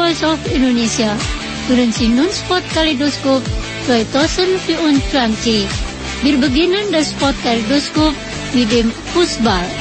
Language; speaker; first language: German; non-native, learner; Indonesian